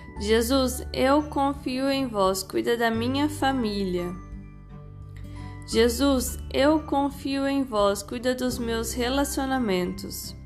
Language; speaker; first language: Portuguese; native; Portuguese